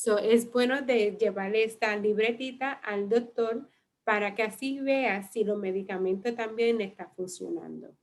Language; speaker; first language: Spanish; early bilingual, heritage; Spanish